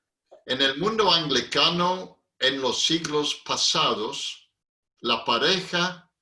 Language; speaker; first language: Spanish; non-native, fluent; English